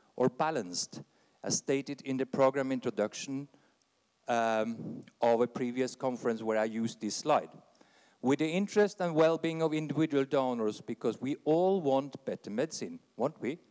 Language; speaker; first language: English; non-native, fluent; Norwegian